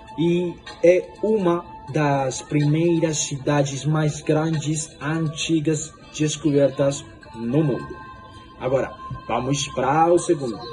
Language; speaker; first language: Portuguese; non-native, fluent; Spanish